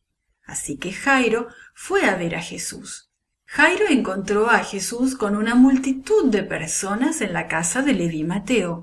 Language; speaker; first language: Spanish; native; Spanish